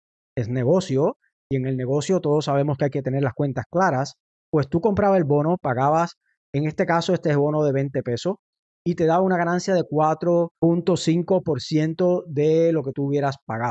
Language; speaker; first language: Spanish; native; Spanish